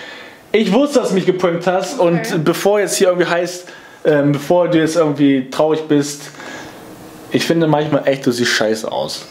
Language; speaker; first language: German; native; German